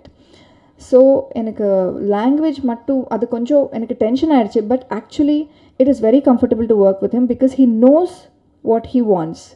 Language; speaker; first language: Tamil; non-native, learner; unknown